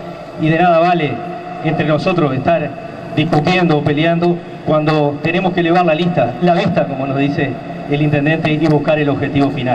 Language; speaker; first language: Spanish; native; Spanish